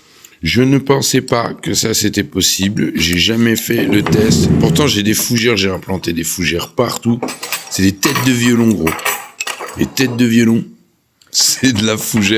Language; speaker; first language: French; native; French